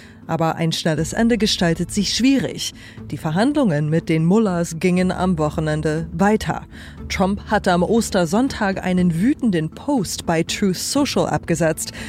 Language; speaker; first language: German; native; German